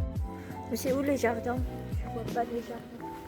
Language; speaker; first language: French; non-native, learner; Indonesian